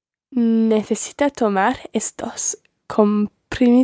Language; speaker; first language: Spanish; non-native, learner; English